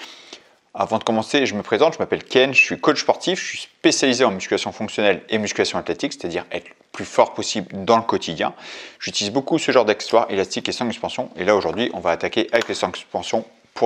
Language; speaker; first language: French; native; French